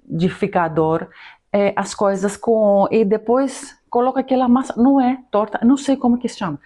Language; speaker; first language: Portuguese; non-native, fluent; Greek